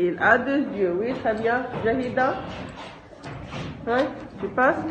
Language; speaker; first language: French; non-native, local second language; Arabic